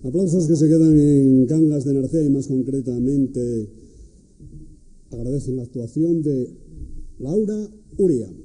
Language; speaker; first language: Spanish; native; Spanish